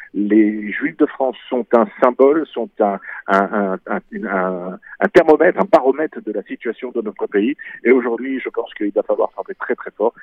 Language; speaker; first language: French; native; French